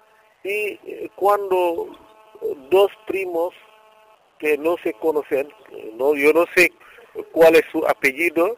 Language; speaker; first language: Spanish; non-native, fluent; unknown